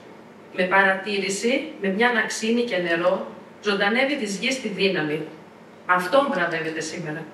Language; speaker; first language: Greek; non-native, fluent; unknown